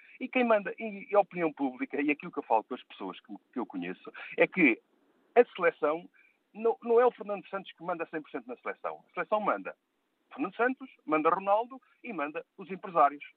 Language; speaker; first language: Portuguese; native; Portuguese